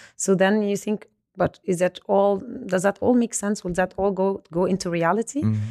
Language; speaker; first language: English; non-native, fluent; Arabic